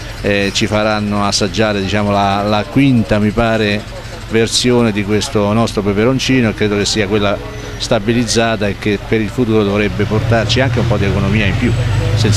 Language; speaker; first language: Italian; native; Italian